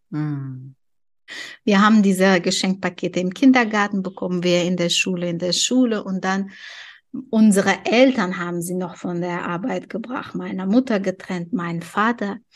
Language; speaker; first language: German; non-native, fluent; Tajik